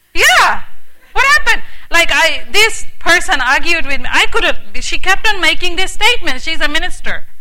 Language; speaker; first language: English; early bilingual, heritage; English